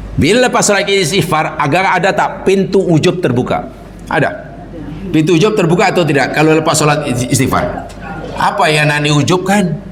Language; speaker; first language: Malay; native; Malay